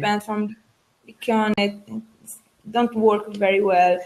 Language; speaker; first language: English; non-native, learner; Italian